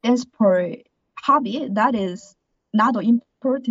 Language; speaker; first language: English; non-native, learner; Korean